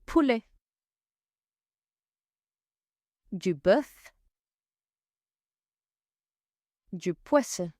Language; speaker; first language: French; non-native, fluent; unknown